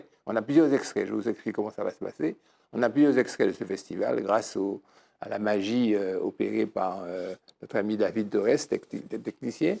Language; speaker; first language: French; native; French